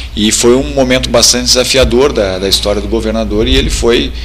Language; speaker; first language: Portuguese; native; Portuguese